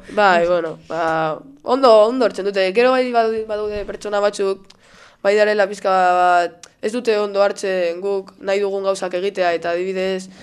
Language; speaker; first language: Basque; non-native, local second language; Spanish